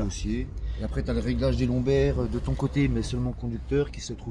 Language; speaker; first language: French; native; French